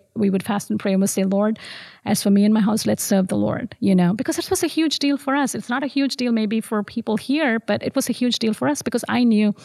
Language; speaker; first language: English; non-native, local second language; Tamil